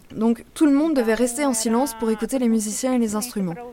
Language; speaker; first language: French; non-native, fluent; Portuguese